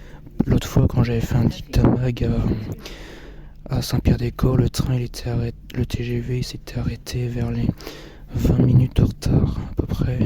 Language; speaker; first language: French; native; French